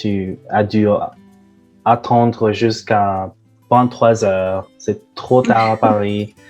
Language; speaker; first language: French; non-native, fluent; Spanish